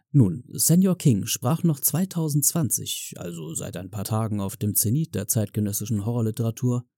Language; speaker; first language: German; native; German